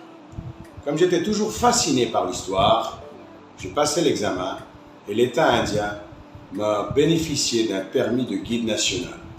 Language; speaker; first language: French; non-native, fluent; Hindi